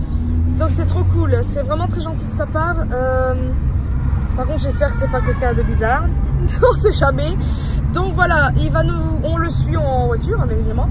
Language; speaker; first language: French; native; French